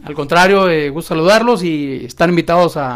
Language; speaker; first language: Spanish; native; Spanish